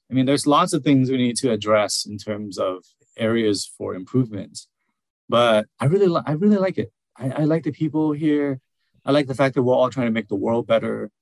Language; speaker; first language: English; early bilingual, other home language; Vietnamese